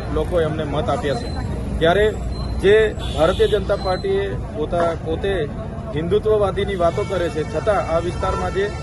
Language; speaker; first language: Gujarati; non-native, local second language; Vasavi